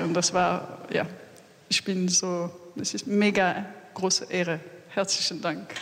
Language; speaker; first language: German; non-native, learner; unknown